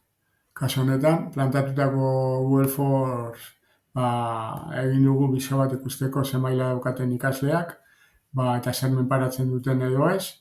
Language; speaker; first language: Basque; native; Basque